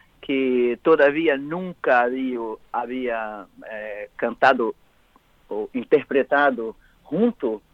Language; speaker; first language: Spanish; non-native, learner; Portuguese